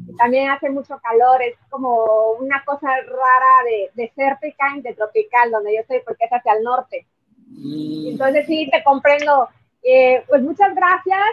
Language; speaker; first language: Spanish; native; Spanish